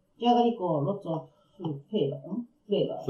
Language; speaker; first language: English; non-native, learner; Japanese